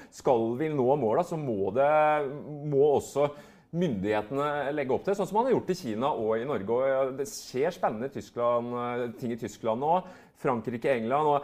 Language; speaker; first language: Norwegian; native; Norwegian